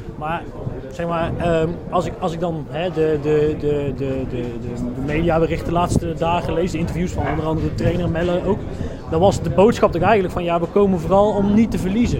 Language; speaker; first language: Dutch; native; Dutch